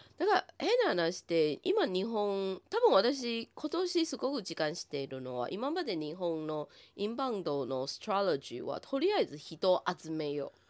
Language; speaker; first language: Japanese; non-native, fluent; Chinese